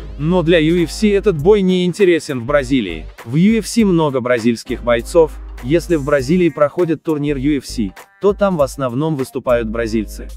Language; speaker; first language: Russian; non-native, local second language; Uzbek